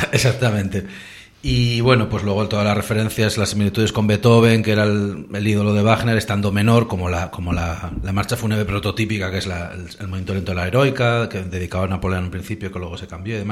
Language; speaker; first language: Spanish; native; Spanish